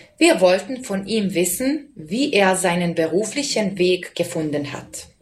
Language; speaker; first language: German; non-native, fluent; Serbian